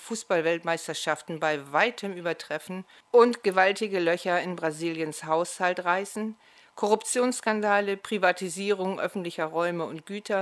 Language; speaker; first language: German; native; German